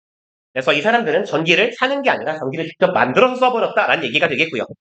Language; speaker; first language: Korean; native; Korean